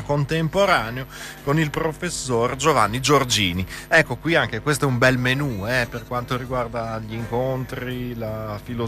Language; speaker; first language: Italian; native; Italian